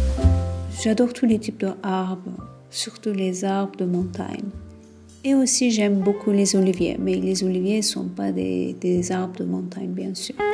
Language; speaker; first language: French; non-native, fluent; Turkish